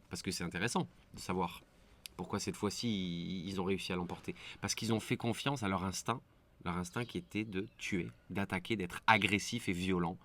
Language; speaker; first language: French; native; French